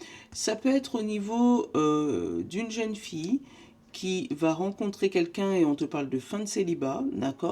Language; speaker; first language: French; native; French